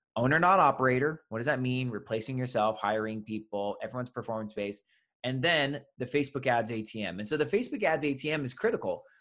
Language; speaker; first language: English; native; English